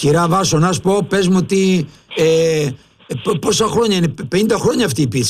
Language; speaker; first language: Greek; native; Greek